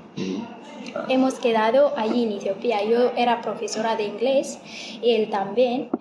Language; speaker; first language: Spanish; non-native, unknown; Amharic